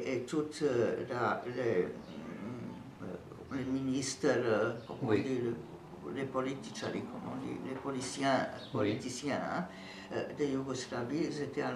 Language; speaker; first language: French; non-native, fluent; Serbian